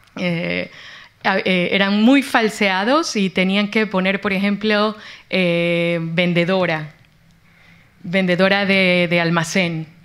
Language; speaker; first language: Spanish; native; Spanish